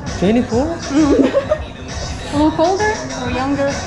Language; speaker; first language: English; non-native, learner; Russian